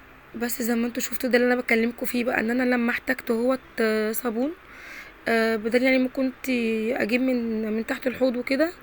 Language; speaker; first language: Arabic; native; Arabic